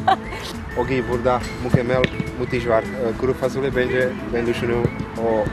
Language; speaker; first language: Turkish; non-native, learner; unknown